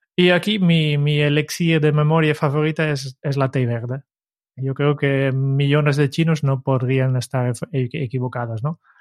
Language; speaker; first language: Spanish; non-native, fluent; Dutch